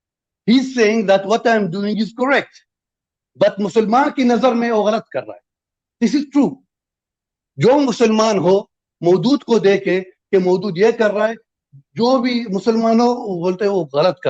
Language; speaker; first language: Hindi; non-native, fluent; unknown